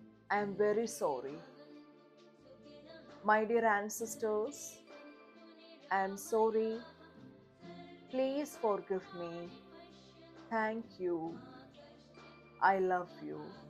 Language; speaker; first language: English; non-native, local second language; Malayalam